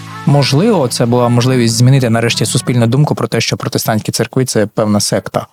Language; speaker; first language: Ukrainian; native; Ukrainian